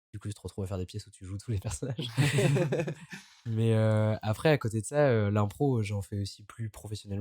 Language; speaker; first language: French; native; French